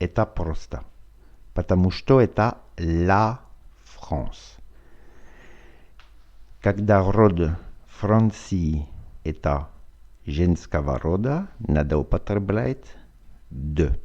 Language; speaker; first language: Russian; non-native, fluent; French